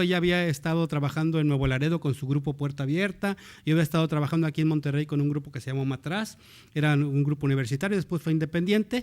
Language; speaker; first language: Spanish; native; Spanish